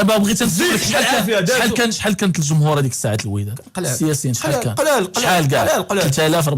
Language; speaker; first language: Arabic; native; Arabic